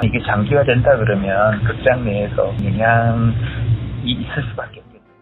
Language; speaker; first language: Korean; native; Korean